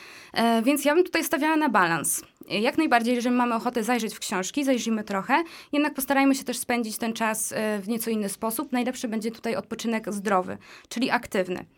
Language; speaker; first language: Polish; native; Polish